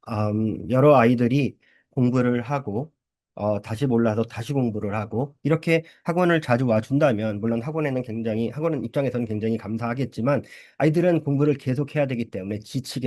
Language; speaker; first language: Korean; early bilingual, heritage; Korean